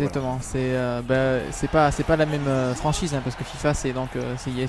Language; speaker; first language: French; native; French